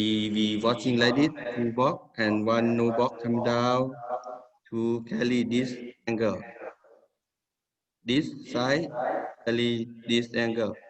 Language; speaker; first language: English; non-native, learner; Thai